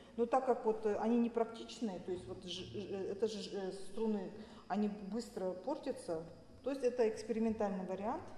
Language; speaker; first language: Russian; non-native, local second language; Kazakh